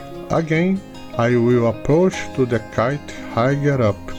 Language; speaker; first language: English; non-native, fluent; Portuguese